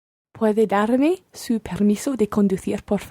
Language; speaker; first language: Spanish; non-native, learner; English